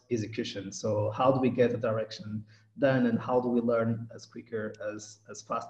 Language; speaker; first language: English; non-native, fluent; Portuguese